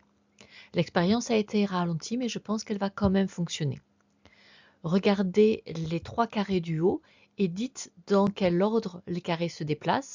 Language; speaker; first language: French; native; French